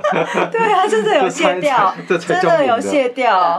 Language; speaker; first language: Chinese; native; Chinese